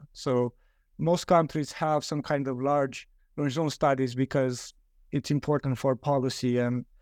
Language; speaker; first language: English; non-native, fluent; Romanian